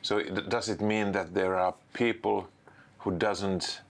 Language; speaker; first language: English; non-native, fluent; Finnish